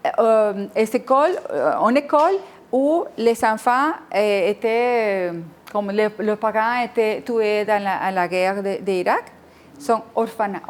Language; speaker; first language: French; non-native, fluent; Spanish